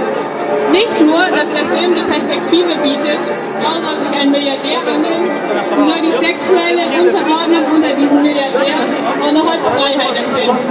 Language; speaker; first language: German; native; German